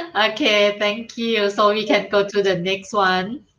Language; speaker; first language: English; non-native, learner; Thai